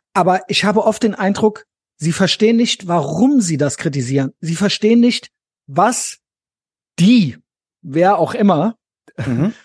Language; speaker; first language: German; native; German